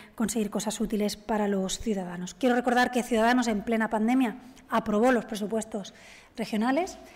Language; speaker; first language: Spanish; native; Spanish